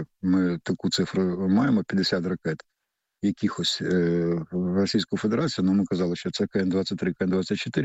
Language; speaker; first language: Ukrainian; native; Ukrainian